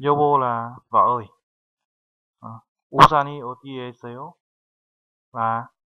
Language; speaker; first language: Korean; non-native, fluent; Vietnamese